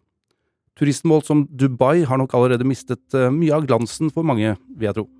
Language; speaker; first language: Norwegian; native; Norwegian